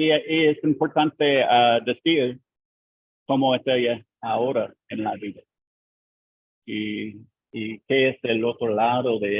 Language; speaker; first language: Spanish; non-native, learner; English